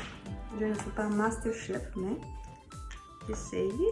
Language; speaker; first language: French; non-native, learner; Spanish